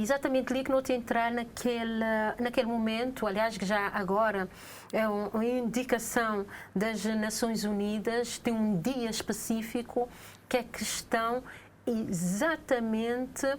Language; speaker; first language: Portuguese; non-native, local second language; Kabuverdianu